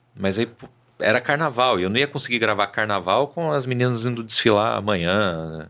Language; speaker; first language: Portuguese; native; Portuguese